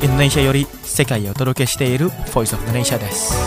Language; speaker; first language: Japanese; non-native, fluent; Indonesian